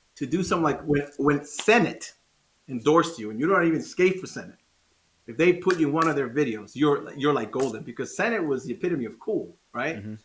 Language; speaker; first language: English; non-native, fluent; Spanish